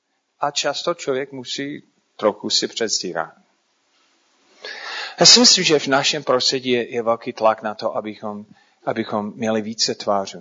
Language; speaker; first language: Czech; non-native, fluent; English